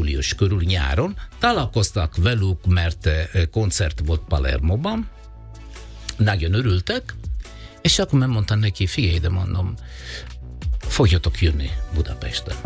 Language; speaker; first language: Hungarian; non-native, fluent; Italian